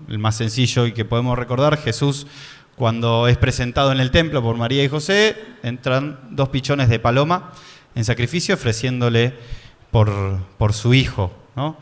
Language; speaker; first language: Spanish; native; Spanish